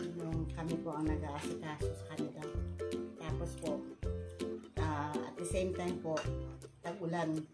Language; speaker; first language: Filipino; non-native, local second language; Iloko